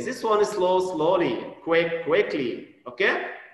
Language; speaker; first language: English; non-native, fluent; Arabic